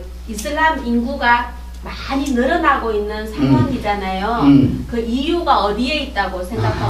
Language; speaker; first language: Korean; native; Korean